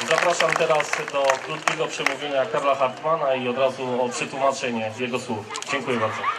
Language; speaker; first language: Polish; native; Polish